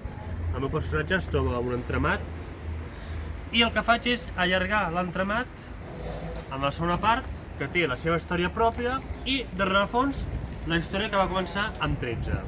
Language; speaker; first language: Catalan; native; Catalan